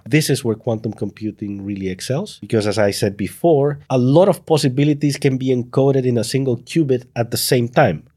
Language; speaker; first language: English; non-native, fluent; Spanish